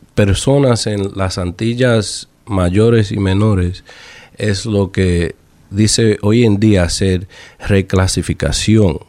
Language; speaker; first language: Spanish; early bilingual, heritage; Spanish